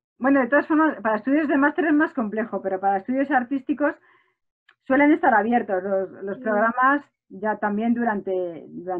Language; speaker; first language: Spanish; native; Spanish